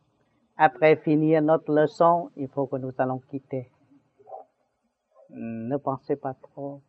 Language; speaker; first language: French; non-native, learner; Vietnamese